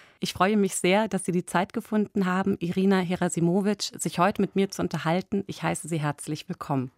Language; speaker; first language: German; native; German